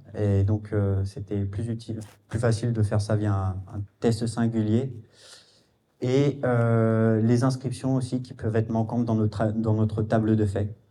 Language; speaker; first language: French; native; French